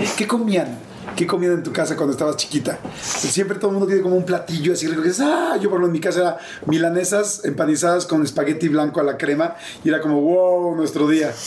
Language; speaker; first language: Spanish; native; Spanish